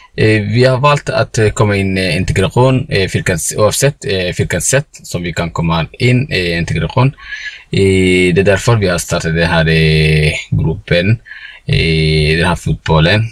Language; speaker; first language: Swedish; non-native, learner; Somali